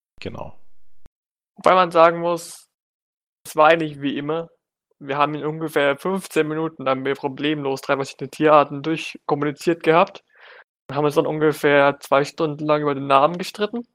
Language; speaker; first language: German; native; German